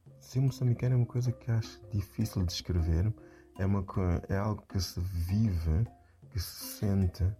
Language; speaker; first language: Portuguese; native; Portuguese